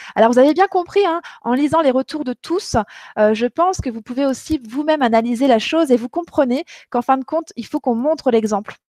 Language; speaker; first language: French; native; French